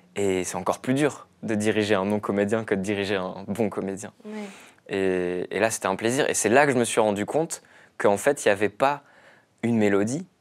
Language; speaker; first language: French; native; French